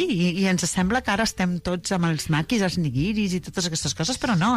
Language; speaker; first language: Catalan; native; Catalan